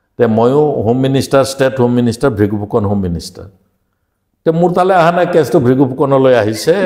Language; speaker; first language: Assamese; non-native, local second language; Bodo